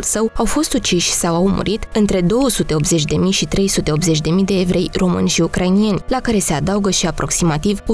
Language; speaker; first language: Romanian; native; Romanian